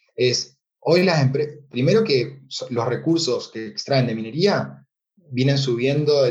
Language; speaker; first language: Spanish; native; Spanish